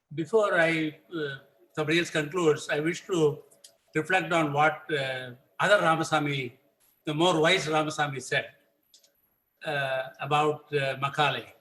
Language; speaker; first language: English; non-native, local second language; Tamil